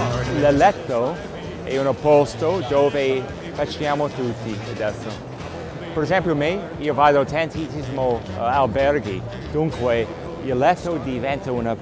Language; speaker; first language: Italian; non-native, learner; English